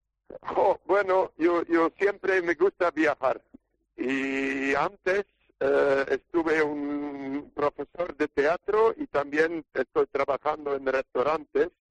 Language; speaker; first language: Spanish; non-native, learner; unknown